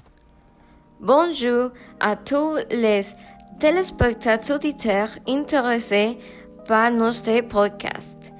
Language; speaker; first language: French; non-native, learner; Spanish